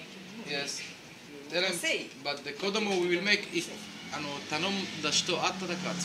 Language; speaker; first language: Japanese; non-native, learner; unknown